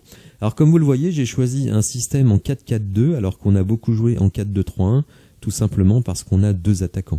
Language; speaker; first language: French; native; French